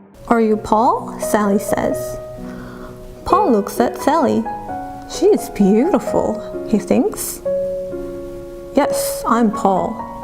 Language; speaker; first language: English; non-native, fluent; Korean